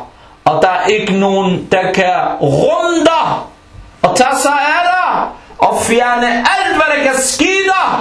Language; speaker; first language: Danish; early bilingual, other home language; Arabic